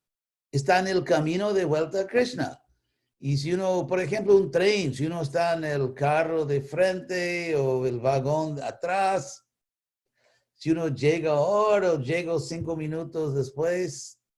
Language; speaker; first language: Spanish; non-native, fluent; English